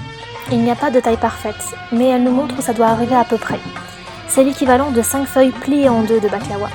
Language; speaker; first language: French; native; French